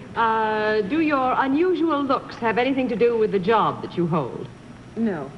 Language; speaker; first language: English; native; English